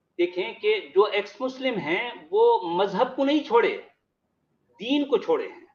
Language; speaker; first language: Hindi; native; Hindi